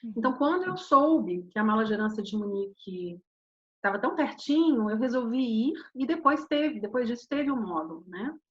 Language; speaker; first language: Portuguese; native; Portuguese